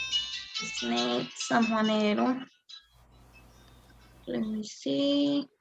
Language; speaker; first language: English; non-native, learner; Spanish